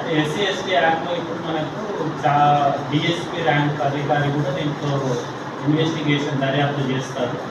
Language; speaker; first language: Telugu; native; Telugu